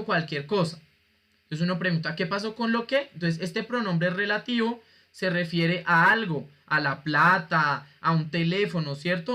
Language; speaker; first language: Spanish; native; Spanish